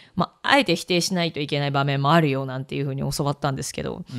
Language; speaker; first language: Japanese; native; Japanese